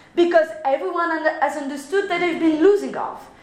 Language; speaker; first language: Portuguese; early bilingual, heritage; French